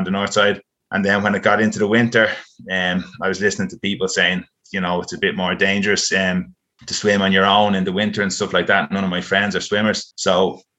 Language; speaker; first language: English; native; English